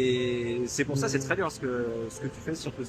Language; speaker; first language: French; native; French